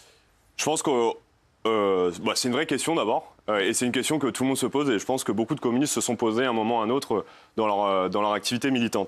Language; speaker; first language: French; native; French